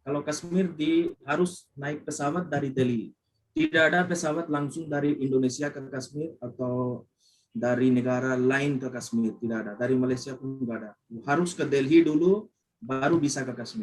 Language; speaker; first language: Indonesian; non-native, fluent; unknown